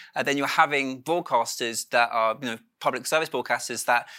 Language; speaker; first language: English; native; English